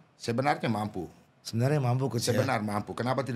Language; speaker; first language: Indonesian; non-native, local second language; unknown